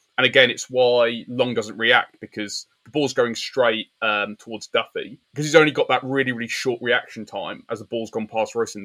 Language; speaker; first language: English; native; English